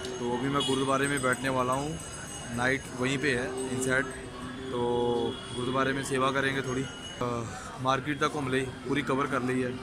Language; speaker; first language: Hindi; non-native, local second language; Punjabi